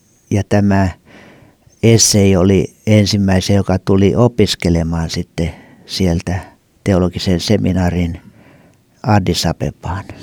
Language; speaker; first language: Finnish; native; Finnish